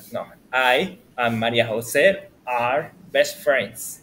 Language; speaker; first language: English; non-native, learner; Spanish